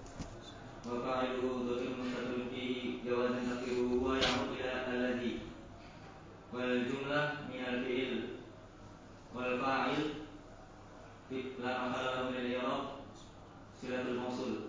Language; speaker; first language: Arabic; non-native, learner; Indonesian